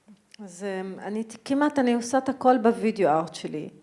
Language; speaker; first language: Hebrew; non-native, local second language; Arabic